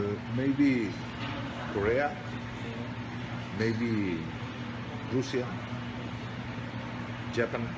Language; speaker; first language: English; non-native, learner; Spanish